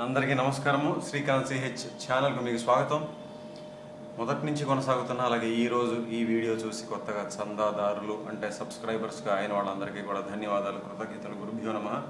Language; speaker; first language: Telugu; non-native, local second language; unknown